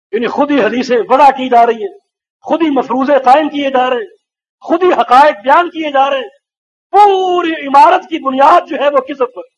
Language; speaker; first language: Urdu; native; Urdu